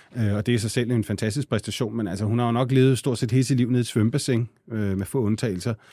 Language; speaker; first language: Danish; native; Danish